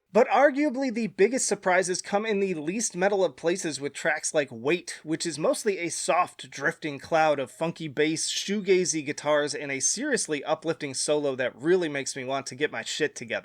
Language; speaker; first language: English; native; English